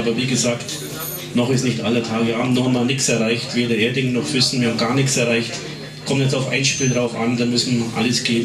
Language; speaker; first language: German; native; German